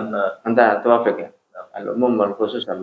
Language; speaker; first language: Arabic; non-native, fluent; Indonesian